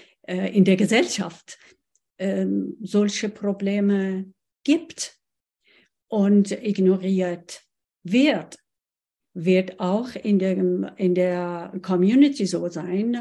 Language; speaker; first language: German; non-native, fluent; Persian